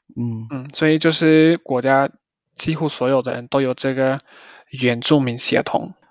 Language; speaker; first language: Chinese; non-native, fluent; Spanish